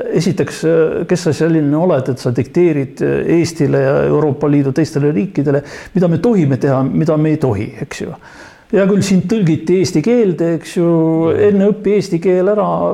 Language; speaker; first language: Estonian; non-native, local second language; Russian